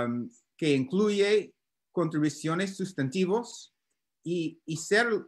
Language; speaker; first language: Spanish; non-native, learner; English